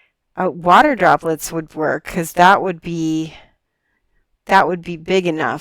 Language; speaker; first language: English; native; English